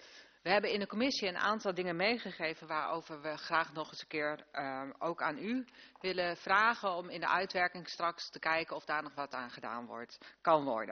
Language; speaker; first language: Dutch; native; Dutch